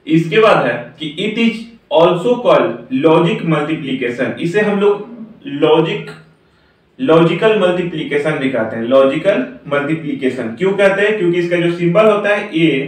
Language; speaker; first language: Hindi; native; Hindi